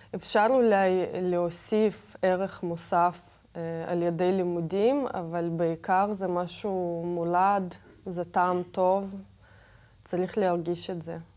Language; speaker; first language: Hebrew; non-native, fluent; Russian